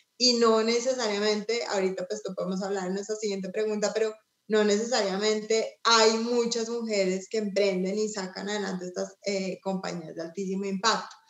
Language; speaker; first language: Spanish; native; Spanish